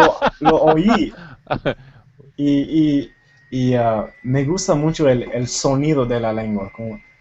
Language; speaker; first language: Spanish; non-native, fluent; Tamil